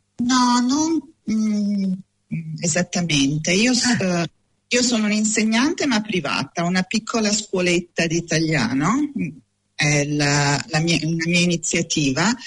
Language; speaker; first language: Italian; native; Italian